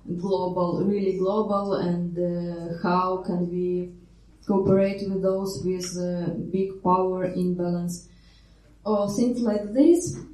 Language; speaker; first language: English; non-native, fluent; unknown